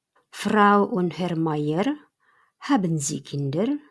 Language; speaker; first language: German; non-native, learner; Indonesian